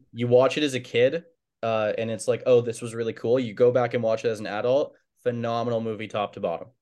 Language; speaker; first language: English; native; English